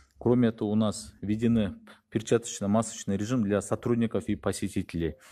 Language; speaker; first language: Russian; non-native, local second language; Kyrgyz